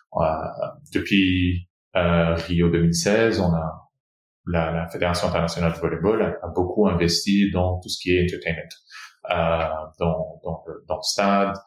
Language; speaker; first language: French; non-native, fluent; Portuguese